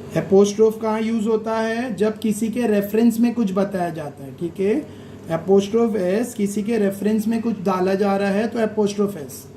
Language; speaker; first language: Hindi; native; Hindi